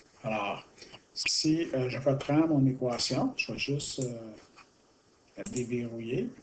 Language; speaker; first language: French; native; French